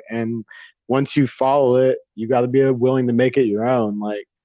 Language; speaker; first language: English; native; English